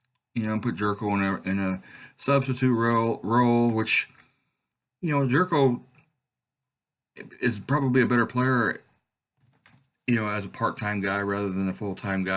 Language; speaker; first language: English; native; English